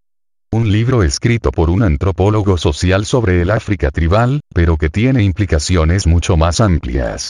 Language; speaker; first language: Spanish; native; Spanish